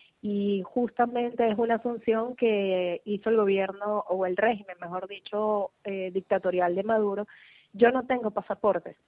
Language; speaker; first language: Spanish; native; Spanish